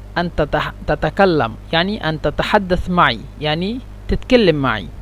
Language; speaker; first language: Egyptian Arabic; non-native, learner; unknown